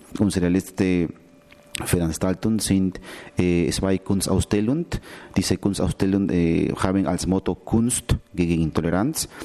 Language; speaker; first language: German; non-native, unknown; Spanish